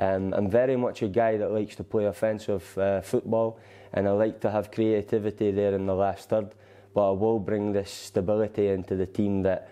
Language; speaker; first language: English; native; English